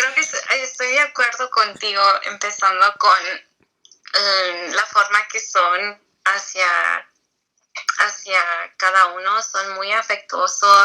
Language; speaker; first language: Spanish; early bilingual, heritage; Spanish